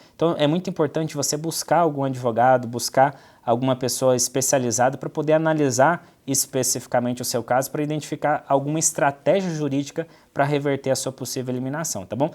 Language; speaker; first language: Portuguese; native; Portuguese